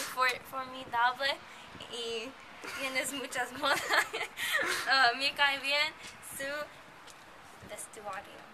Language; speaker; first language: Spanish; non-native, learner; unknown